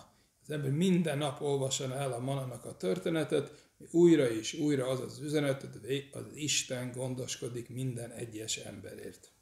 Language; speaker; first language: Hungarian; early bilingual, heritage; English